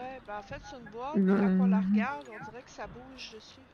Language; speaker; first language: French; native; French